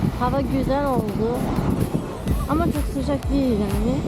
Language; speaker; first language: Turkish; non-native, learner; Arabic